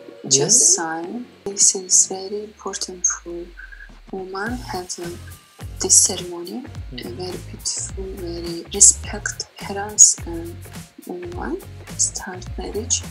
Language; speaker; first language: English; non-native, learner; Russian